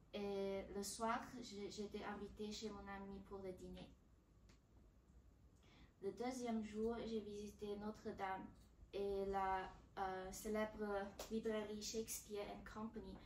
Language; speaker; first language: French; non-native, learner; Chinese